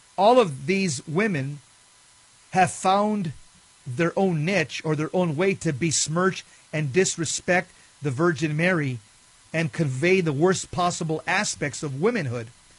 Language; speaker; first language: English; native; English